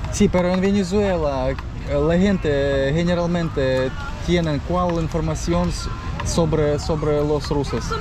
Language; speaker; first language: Spanish; non-native, learner; Russian